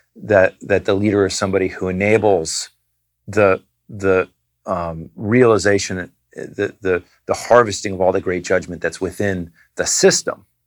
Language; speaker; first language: English; native; English